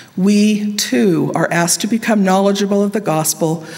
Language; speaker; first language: English; native; English